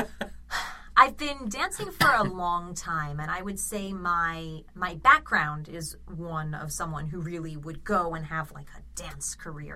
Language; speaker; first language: English; native; English